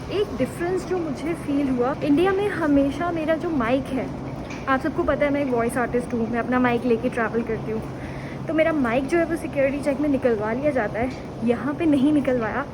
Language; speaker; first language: Hindi; native; Hindi